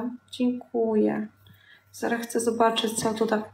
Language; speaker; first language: Polish; non-native, learner; Ukrainian